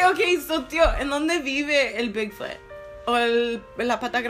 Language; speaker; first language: Spanish; early bilingual, heritage; Spanish